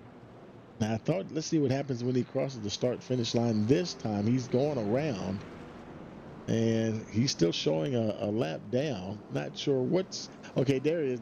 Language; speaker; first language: English; native; English